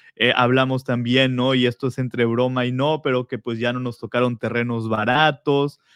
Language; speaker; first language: Spanish; native; Spanish